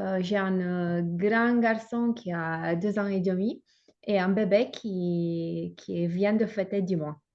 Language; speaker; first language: French; non-native, fluent; Romanian